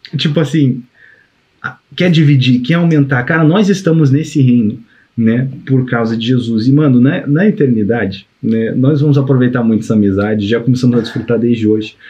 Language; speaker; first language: Portuguese; native; Portuguese